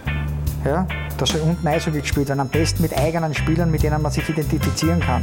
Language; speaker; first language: German; native; German